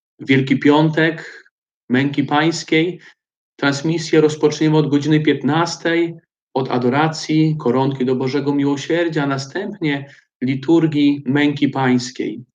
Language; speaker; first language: Polish; native; Polish